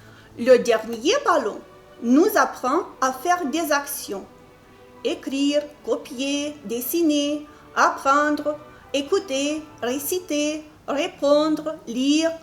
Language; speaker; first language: French; non-native, fluent; Romanian